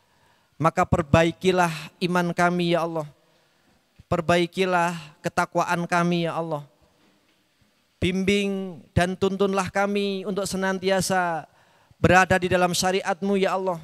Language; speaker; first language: Indonesian; native; Indonesian